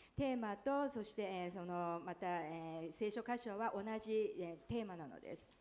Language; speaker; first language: Japanese; non-native, fluent; Chinese